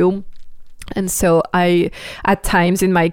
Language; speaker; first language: English; non-native, fluent; French